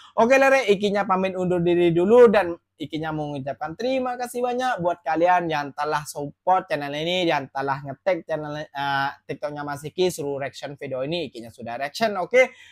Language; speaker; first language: Indonesian; native; Indonesian